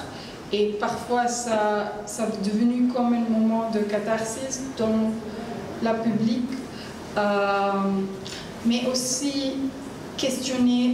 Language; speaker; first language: French; non-native, learner; Arabic